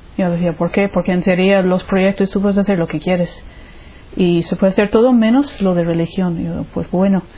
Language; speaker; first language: Spanish; non-native, fluent; English